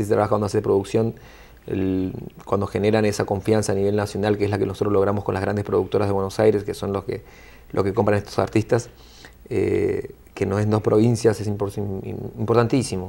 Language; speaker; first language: Spanish; native; Spanish